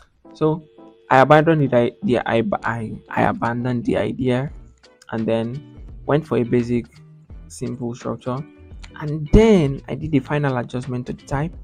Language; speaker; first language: English; non-native, local second language; Yoruba